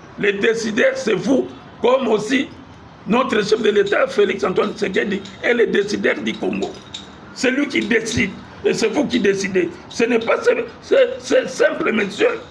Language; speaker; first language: French; non-native, local second language; Lingala